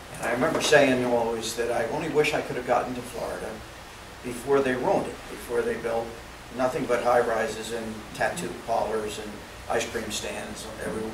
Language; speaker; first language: English; native; English